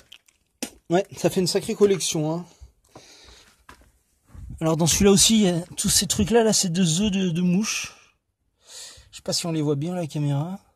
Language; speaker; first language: French; native; French